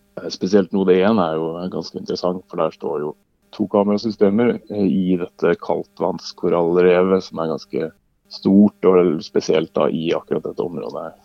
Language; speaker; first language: Norwegian; native; Norwegian